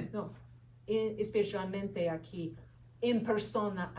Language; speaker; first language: Spanish; non-native, fluent; English